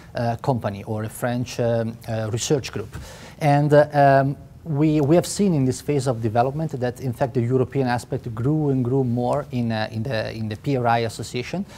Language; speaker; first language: English; non-native, fluent; Italian